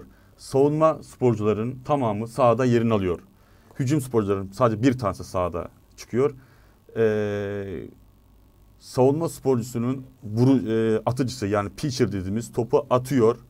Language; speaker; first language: Turkish; native; Turkish